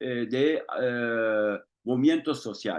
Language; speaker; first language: Spanish; non-native, fluent; Turkish